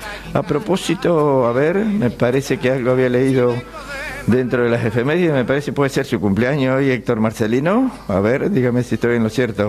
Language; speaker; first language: Spanish; native; Spanish